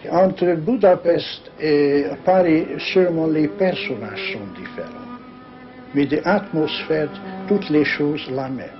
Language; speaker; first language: French; non-native, learner; Hungarian